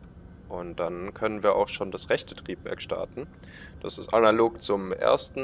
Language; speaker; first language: German; native; German